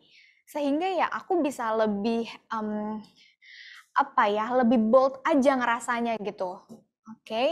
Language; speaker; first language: Indonesian; native; Indonesian